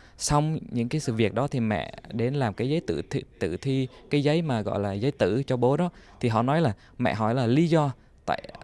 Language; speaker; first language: Vietnamese; non-native, local second language; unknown